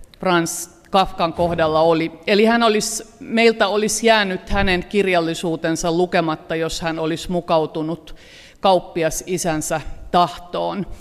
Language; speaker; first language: Finnish; native; Finnish